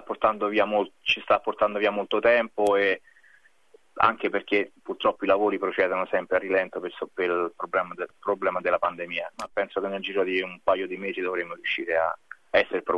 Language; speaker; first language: Italian; native; Italian